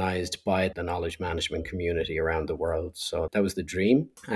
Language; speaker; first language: English; native; English